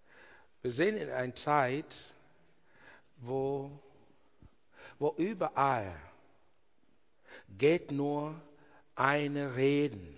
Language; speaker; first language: German; non-native, learner; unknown